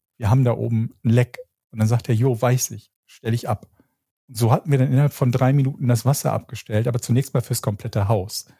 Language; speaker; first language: German; native; German